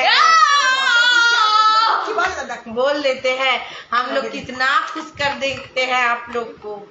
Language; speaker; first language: Hindi; non-native, local second language; Bangla